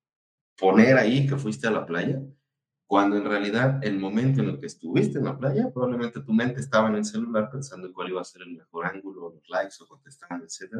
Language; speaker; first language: Spanish; native; Spanish